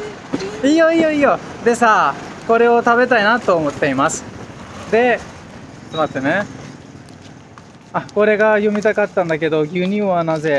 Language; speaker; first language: Japanese; non-native, fluent; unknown